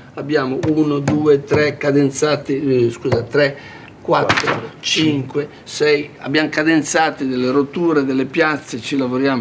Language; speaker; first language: Italian; native; Italian